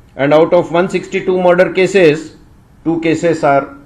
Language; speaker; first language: English; non-native, local second language; Marathi